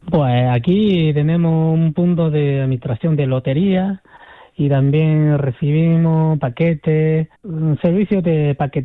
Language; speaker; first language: Spanish; non-native, fluent; Chinese